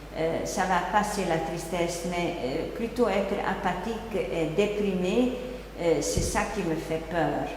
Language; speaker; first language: French; non-native, fluent; Hungarian